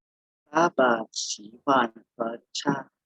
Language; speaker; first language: Chinese; non-native, learner; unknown